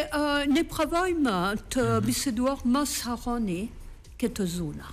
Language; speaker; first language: Albanian; non-native, learner; French